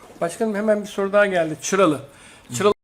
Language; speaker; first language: Turkish; native; Turkish